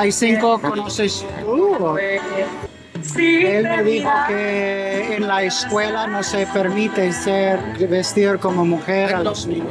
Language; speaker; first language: Spanish; non-native, learner; English